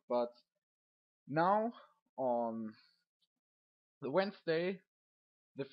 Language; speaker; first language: English; non-native, learner; German